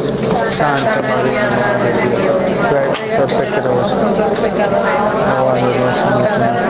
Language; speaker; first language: Spanish; non-native, fluent; English